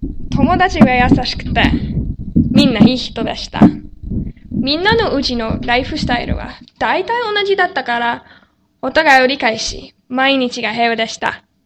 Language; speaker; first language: Japanese; non-native, learner; English